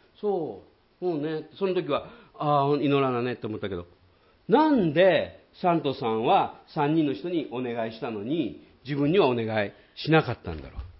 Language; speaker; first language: Japanese; native; Japanese